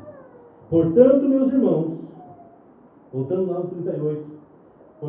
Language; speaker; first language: Portuguese; native; Portuguese